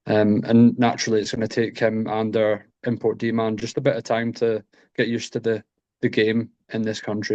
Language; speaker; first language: English; native; English